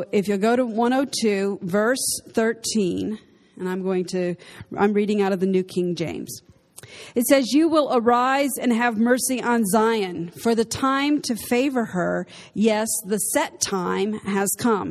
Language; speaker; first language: English; native; English